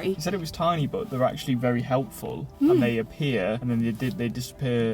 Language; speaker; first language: English; native; English